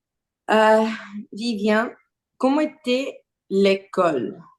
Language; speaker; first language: French; non-native, learner; Portuguese